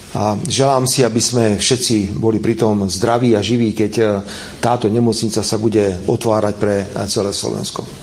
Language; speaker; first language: Slovak; native; Slovak